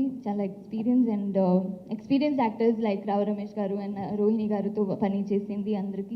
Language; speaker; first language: Telugu; non-native, local second language; Tamil